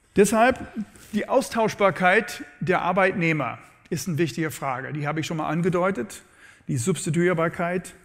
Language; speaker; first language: German; non-native, fluent; English